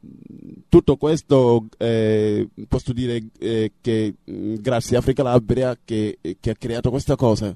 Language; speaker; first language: Italian; non-native, fluent; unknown